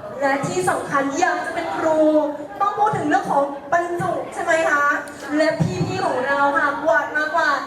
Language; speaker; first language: Thai; native; Thai